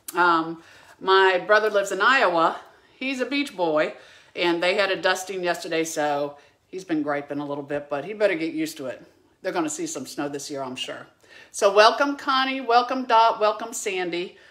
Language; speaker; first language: English; native; English